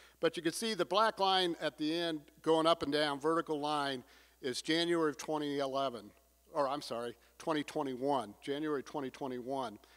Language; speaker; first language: English; native; English